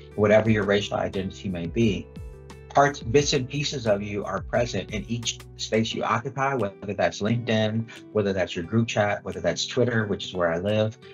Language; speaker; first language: English; native; English